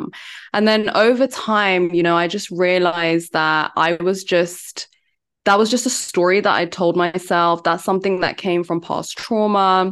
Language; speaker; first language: English; native; English